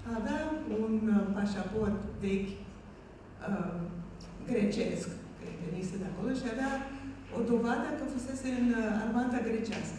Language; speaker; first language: Romanian; early bilingual, heritage; Romanian